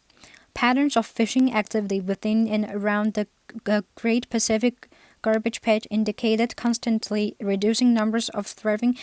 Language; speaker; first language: English; non-native, fluent; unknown